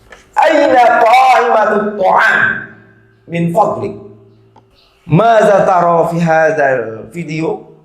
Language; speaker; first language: Arabic; non-native, fluent; Indonesian